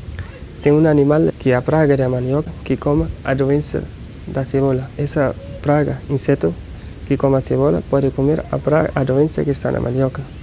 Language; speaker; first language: Portuguese; non-native, local second language; Kabuverdianu